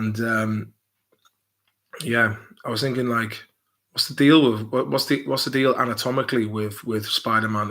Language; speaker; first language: English; native; English